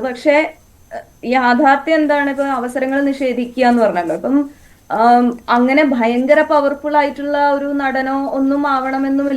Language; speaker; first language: Malayalam; native; Malayalam